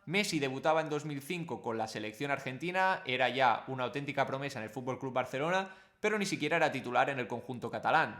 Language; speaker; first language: Spanish; native; Spanish